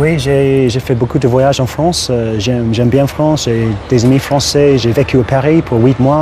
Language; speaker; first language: French; non-native, fluent; English